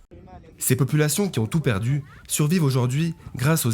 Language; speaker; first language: French; native; French